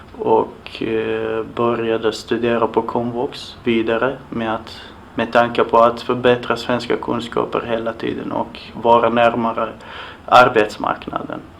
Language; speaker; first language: Swedish; non-native, fluent; Arabic